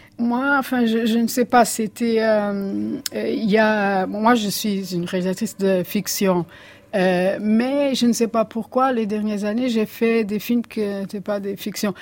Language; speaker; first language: French; non-native, fluent; Portuguese